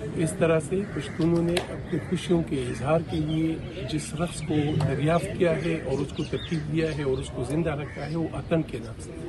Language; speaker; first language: Urdu; non-native, local second language; Pashto